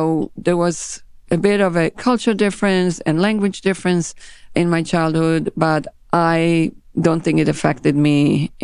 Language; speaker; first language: English; non-native, fluent; Hebrew